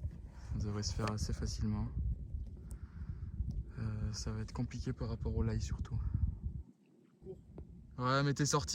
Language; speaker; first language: French; native; French